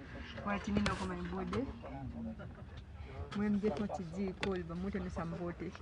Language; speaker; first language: French; non-native, learner; Haitian Creole